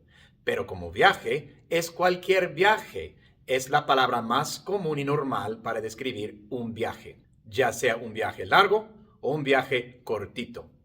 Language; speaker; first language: Spanish; non-native, fluent; English